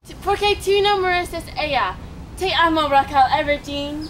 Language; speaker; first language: Spanish; non-native, learner; English